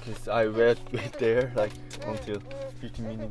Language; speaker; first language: English; non-native, learner; Korean